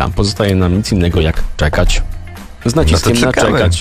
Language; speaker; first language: Polish; native; Polish